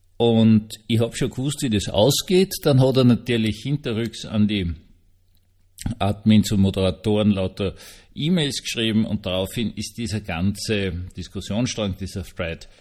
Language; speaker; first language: German; native; German